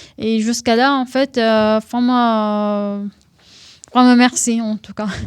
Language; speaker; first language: French; non-native, fluent; Arabic